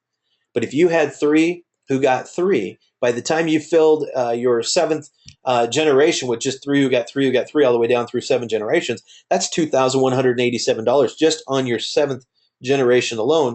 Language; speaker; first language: English; native; English